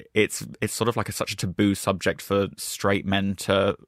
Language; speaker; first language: English; native; English